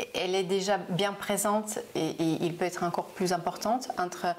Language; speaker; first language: French; non-native, fluent; Russian